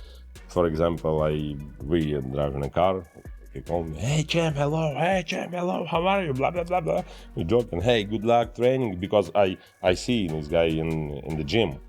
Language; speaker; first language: English; non-native, learner; Ukrainian